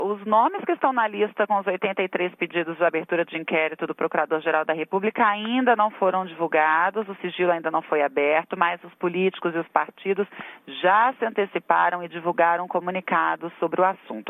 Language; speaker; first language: Portuguese; native; Portuguese